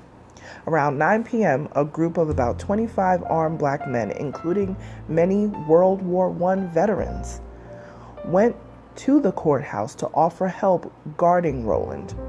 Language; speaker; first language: English; native; English